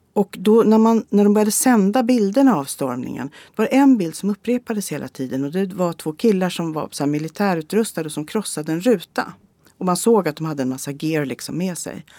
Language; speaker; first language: Swedish; native; Swedish